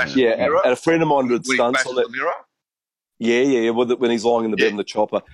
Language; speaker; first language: English; native; English